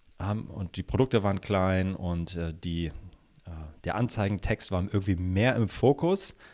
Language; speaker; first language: German; native; German